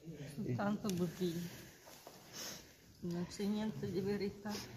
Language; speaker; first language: Italian; non-native, fluent; Ukrainian